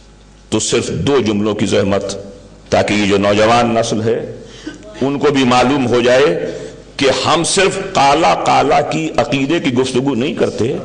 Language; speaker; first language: Urdu; native; Urdu